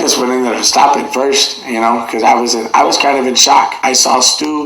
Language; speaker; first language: English; native; English